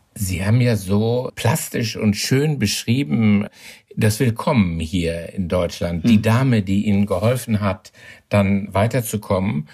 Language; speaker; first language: German; native; German